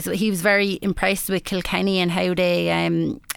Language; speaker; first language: English; native; English